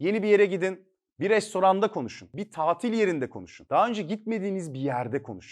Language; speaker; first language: Turkish; native; Turkish